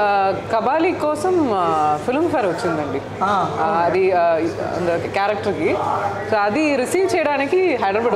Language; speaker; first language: Telugu; non-native, learner; Tamil